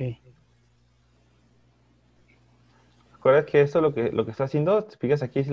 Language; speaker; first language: Spanish; native; Spanish